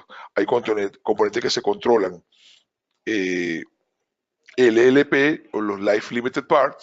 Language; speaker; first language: Spanish; native; Spanish